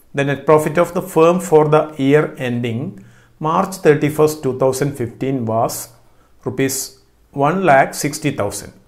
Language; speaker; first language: English; non-native, local second language; Malayalam